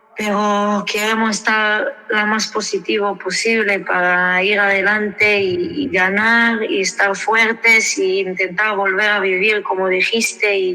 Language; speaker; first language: Spanish; early bilingual, heritage; Spanish